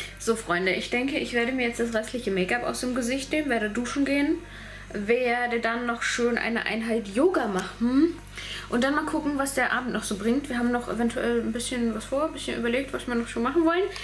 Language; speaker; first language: German; native; German